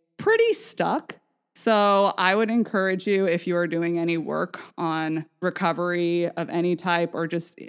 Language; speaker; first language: English; native; English